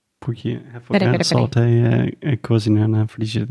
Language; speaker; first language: Portuguese; non-native, fluent; English